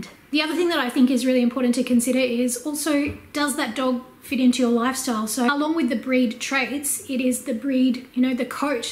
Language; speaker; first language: English; native; English